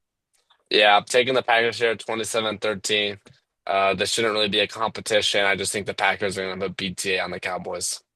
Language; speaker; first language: English; native; English